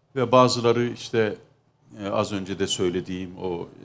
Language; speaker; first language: Turkish; native; Turkish